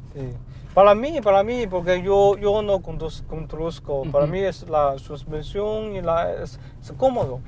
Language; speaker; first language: Spanish; non-native, learner; Chinese